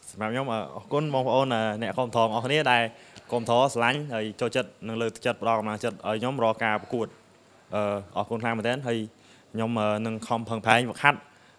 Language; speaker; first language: Khmer; native; Khmer